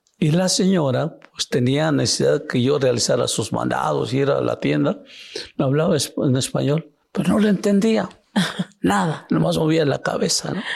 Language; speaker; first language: Spanish; non-native, local second language; Zapotec